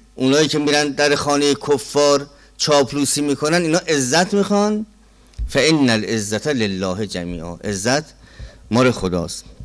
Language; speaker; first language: Persian; native; Persian